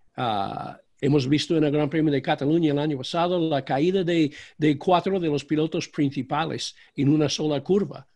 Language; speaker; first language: Spanish; non-native, fluent; English